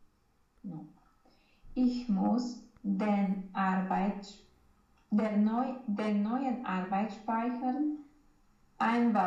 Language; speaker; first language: German; non-native, learner; Romanian